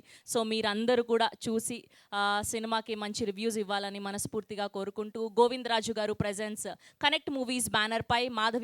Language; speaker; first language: Telugu; native; Telugu